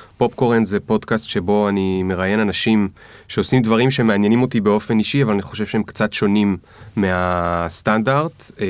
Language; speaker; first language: Hebrew; native; Hebrew